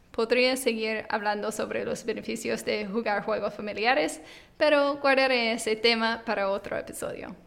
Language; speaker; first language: Spanish; non-native, fluent; English